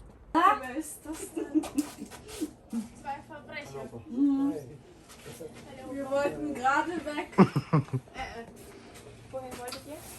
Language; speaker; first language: German; native; German